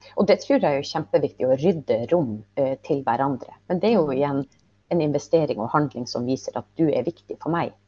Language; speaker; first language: Norwegian; native; Norwegian